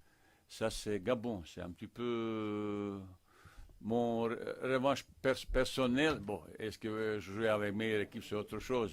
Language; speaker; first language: French; non-native, fluent; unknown